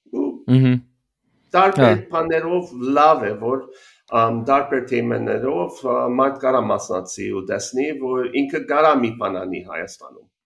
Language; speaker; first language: Armenian; native; Armenian